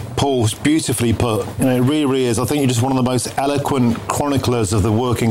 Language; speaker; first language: English; native; English